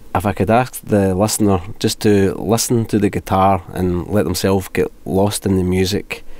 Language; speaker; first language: English; native; English